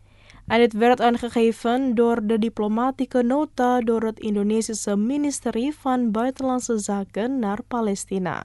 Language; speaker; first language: Dutch; non-native, fluent; Indonesian